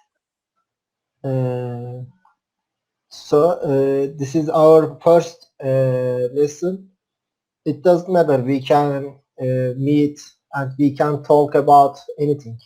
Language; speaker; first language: English; non-native, learner; Turkish